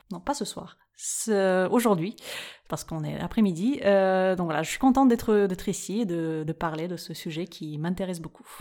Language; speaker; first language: French; non-native, fluent; Russian